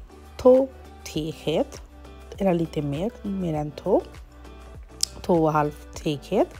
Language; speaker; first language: Swedish; non-native, learner; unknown